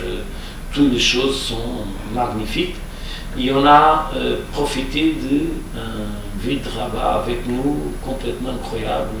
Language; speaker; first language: French; non-native, fluent; Portuguese